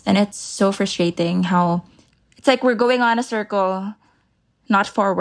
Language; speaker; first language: English; non-native, local second language; Filipino